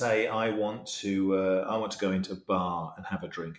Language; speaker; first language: English; native; English